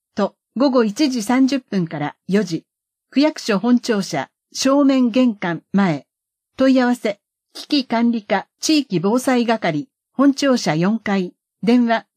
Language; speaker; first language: Japanese; native; Japanese